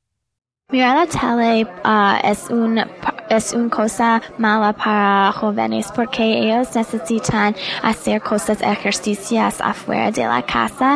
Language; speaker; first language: Spanish; non-native, learner; English